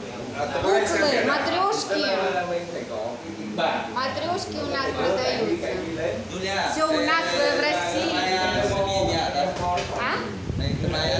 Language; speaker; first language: Russian; non-native, learner; Vietnamese